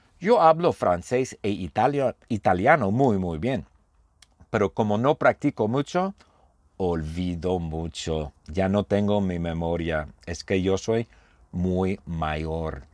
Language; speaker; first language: Spanish; non-native, fluent; English